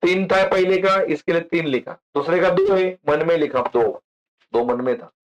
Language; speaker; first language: Hindi; non-native, local second language; Marathi